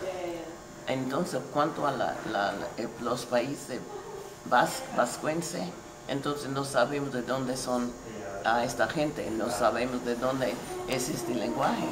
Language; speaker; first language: Spanish; non-native, fluent; English